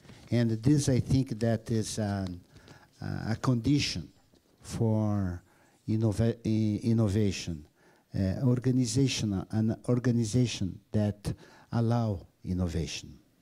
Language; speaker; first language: English; non-native, learner; Portuguese